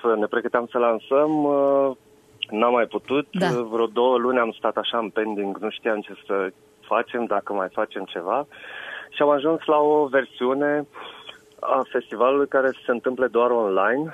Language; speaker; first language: Romanian; native; Romanian